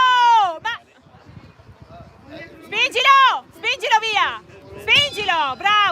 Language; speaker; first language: Italian; native; Italian